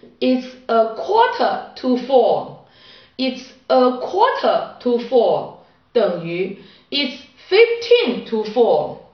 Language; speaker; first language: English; non-native, learner; Chinese